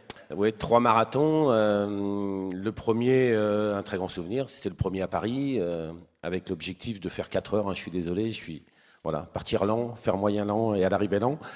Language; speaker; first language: French; native; French